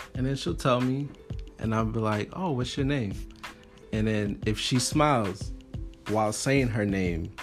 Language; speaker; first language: English; early bilingual, other home language; Haitian Creole